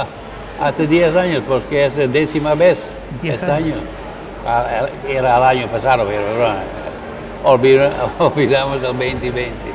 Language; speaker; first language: Spanish; non-native, learner; Dutch